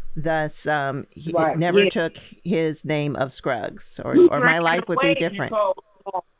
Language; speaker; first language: English; native; English